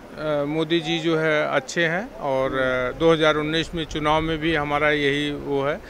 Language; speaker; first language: Hindi; native; Hindi